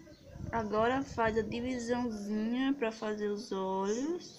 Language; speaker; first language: Portuguese; native; Portuguese